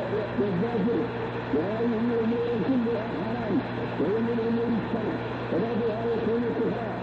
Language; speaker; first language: Arabic; native; Arabic